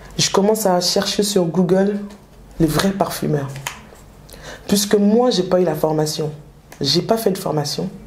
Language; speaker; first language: French; early bilingual, other home language; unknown